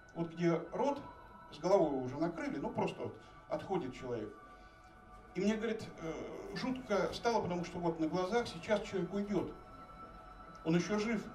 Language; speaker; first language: Russian; native; Russian